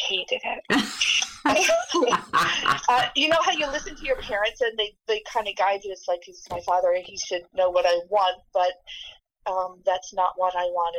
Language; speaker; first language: English; native; English